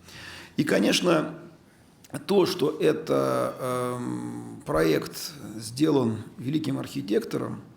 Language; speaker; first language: Russian; native; Russian